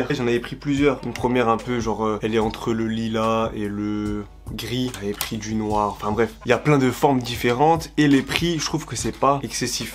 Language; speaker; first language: French; native; French